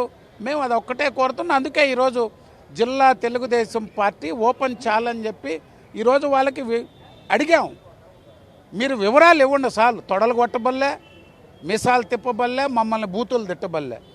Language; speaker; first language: Telugu; native; Telugu